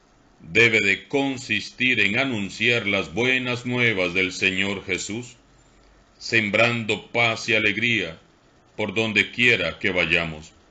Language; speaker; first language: Spanish; native; Spanish